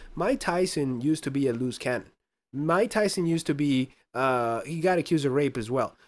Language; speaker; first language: English; early bilingual, other home language; Spanish